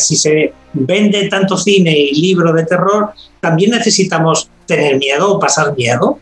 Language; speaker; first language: Spanish; native; Spanish